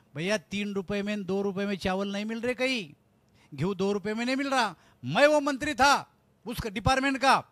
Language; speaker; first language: Hindi; non-native, local second language; Marathi